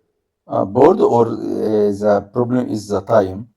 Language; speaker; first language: English; non-native, learner; Arabic